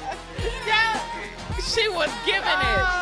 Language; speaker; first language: English; native; English